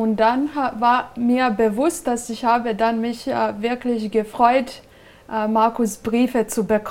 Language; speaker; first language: German; non-native, fluent; Serbian